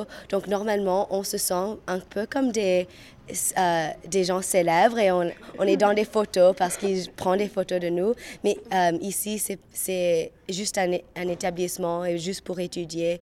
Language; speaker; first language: French; non-native, fluent; English